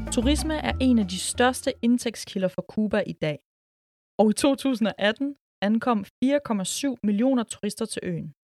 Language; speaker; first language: Danish; early bilingual, other home language; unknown